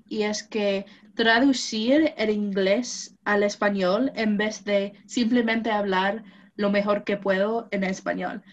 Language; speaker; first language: Spanish; non-native, fluent; English